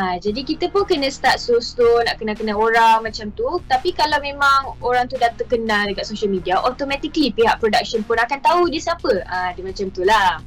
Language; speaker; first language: Malay; native; Malay